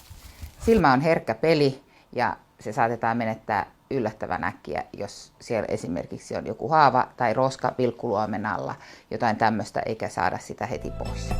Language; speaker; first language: Finnish; native; Finnish